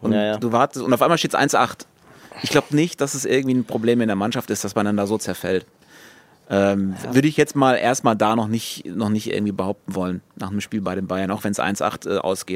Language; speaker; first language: German; native; German